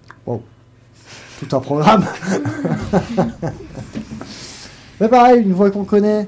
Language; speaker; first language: French; native; French